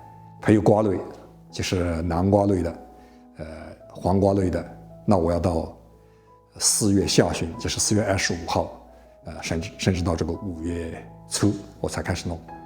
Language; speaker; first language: Chinese; native; Chinese